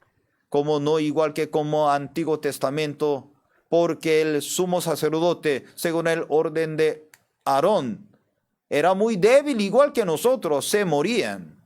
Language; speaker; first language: Spanish; non-native, fluent; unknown